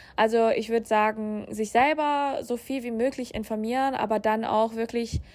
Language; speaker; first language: German; non-native, fluent; English